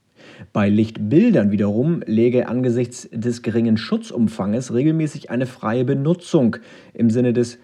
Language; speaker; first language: German; native; German